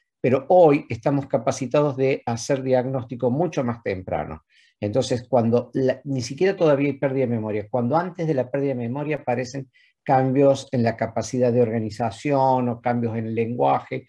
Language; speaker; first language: Spanish; native; Spanish